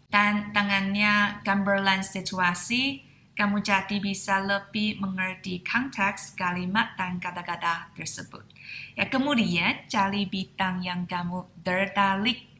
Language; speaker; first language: Indonesian; non-native, fluent; Chinese